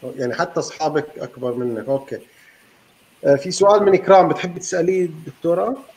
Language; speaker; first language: Arabic; native; Arabic